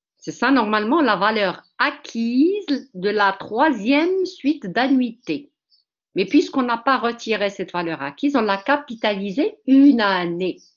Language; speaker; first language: French; non-native, local second language; Arabic